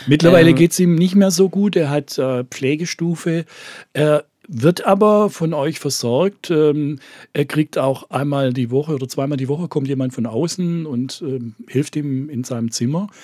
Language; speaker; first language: German; native; German